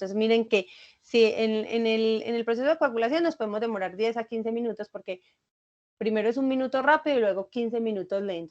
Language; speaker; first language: Spanish; native; Spanish